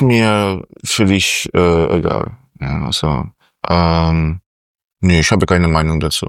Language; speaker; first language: German; non-native, fluent; Polish